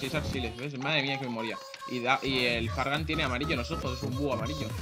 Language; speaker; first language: Spanish; native; Spanish